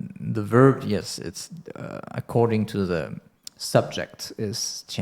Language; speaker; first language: English; non-native, fluent; French